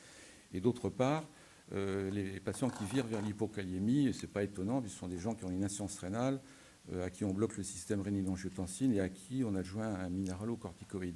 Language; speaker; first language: French; native; French